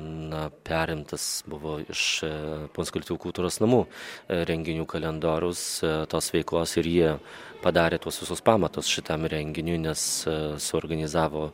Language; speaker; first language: Lithuanian; native; Lithuanian